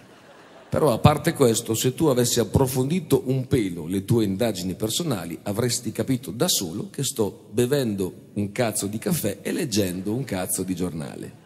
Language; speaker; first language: Italian; native; Italian